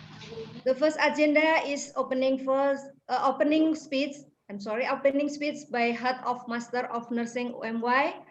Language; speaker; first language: English; non-native, fluent; Indonesian